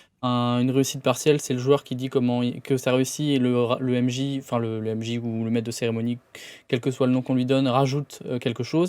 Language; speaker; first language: French; native; French